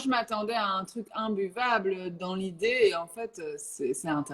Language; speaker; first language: French; native; French